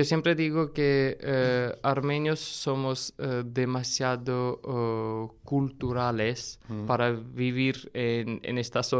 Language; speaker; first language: Spanish; non-native, fluent; Armenian